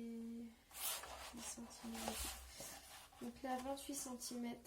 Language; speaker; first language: French; native; French